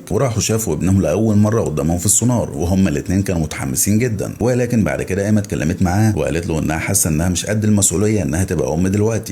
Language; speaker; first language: Arabic; native; Arabic